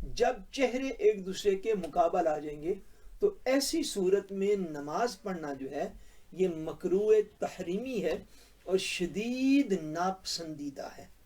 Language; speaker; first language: Urdu; non-native, local second language; Punjabi